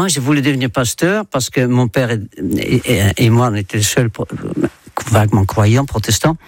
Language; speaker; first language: French; non-native, fluent; Dutch